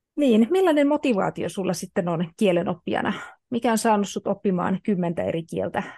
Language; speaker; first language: Finnish; native; Finnish